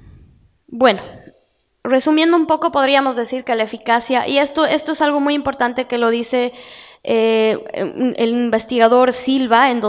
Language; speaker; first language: Spanish; native; Spanish